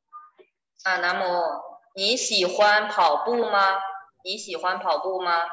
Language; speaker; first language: Chinese; non-native, fluent; Thai